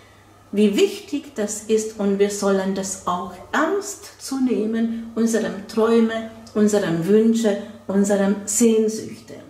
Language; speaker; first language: German; non-native, fluent; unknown